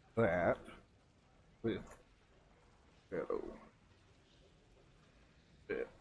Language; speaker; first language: English; native; English